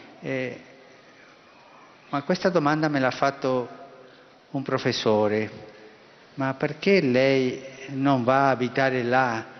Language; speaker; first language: Italian; non-native, fluent; Spanish